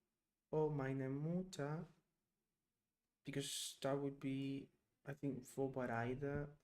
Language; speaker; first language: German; non-native, learner; Spanish